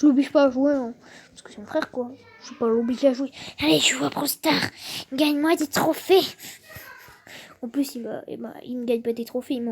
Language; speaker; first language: French; native; French